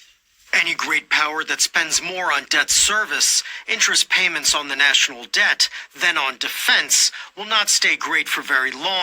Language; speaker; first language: English; native; English